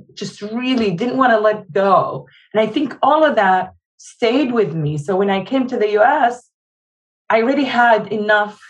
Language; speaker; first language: English; non-native, fluent; Arabic